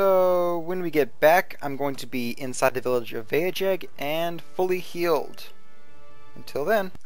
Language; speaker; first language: English; native; English